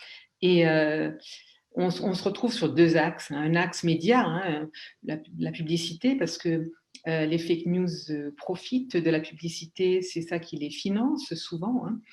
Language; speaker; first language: French; native; French